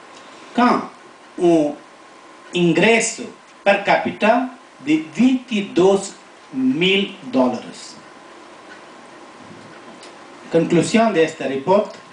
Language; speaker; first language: Spanish; non-native, fluent; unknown